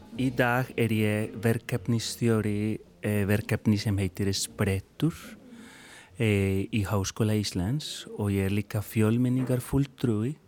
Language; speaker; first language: Icelandic; non-native, fluent; Spanish